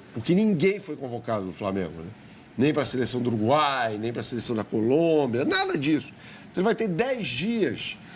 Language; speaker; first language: Portuguese; native; Portuguese